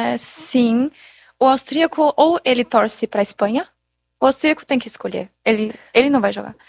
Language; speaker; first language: Portuguese; non-native, fluent; German